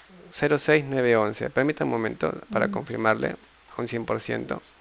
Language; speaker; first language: Spanish; native; Spanish